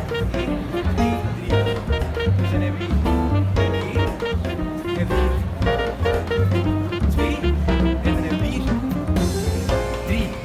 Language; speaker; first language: Dutch; native; Dutch